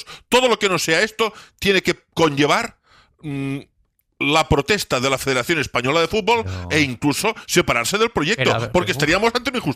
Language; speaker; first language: Spanish; native; Spanish